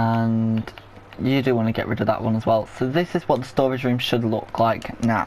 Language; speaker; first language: English; native; English